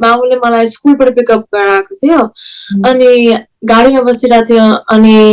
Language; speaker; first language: Nepali; early bilingual, heritage; Nepali